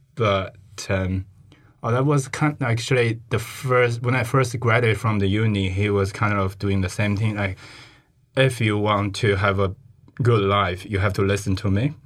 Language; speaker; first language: English; non-native, fluent; Chinese